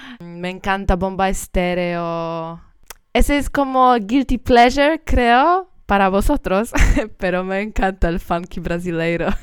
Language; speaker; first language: Spanish; non-native, learner; Polish